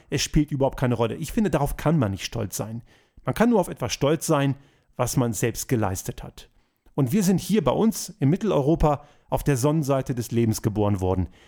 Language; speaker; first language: German; early bilingual, other home language; Croatian